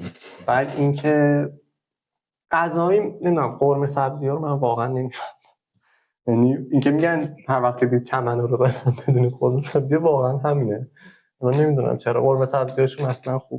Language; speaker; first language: Persian; native; Persian